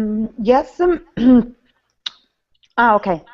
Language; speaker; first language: English; non-native, learner; Italian